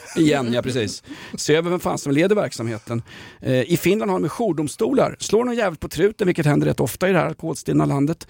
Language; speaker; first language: Swedish; native; Swedish